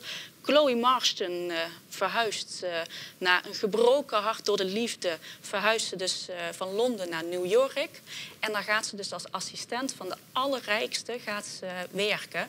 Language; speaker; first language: Dutch; native; Dutch